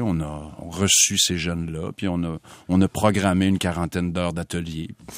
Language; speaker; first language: French; native; French